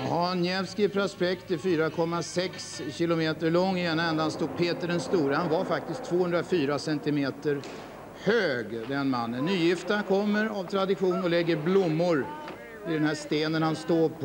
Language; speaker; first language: Swedish; native; Swedish